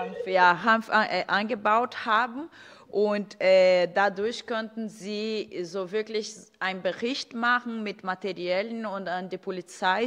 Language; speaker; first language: German; non-native, fluent; Portuguese